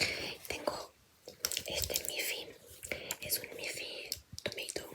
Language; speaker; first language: Spanish; non-native, fluent; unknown